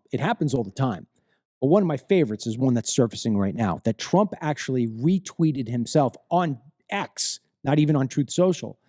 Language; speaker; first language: English; native; English